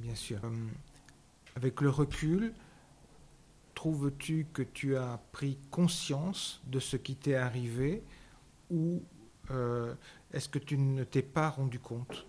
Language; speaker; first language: French; native; French